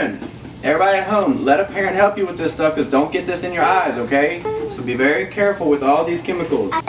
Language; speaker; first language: English; native; English